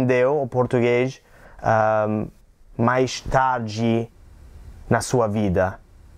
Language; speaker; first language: Portuguese; non-native, learner; English